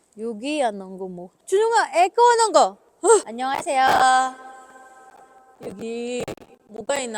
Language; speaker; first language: Korean; non-native, learner; Filipino